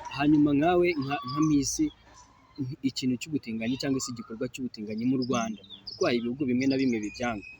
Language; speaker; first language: Kinyarwanda; native; Kinyarwanda